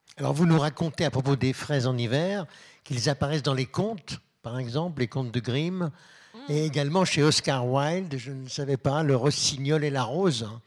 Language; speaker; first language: French; native; French